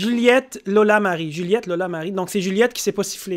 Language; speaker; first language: French; native; French